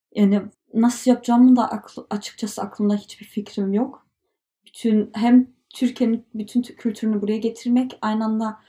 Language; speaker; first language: Turkish; early bilingual, heritage; Turkish